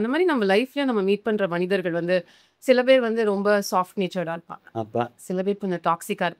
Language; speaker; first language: Tamil; native; Tamil